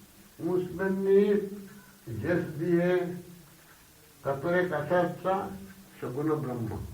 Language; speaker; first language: Russian; non-native, learner; Bangla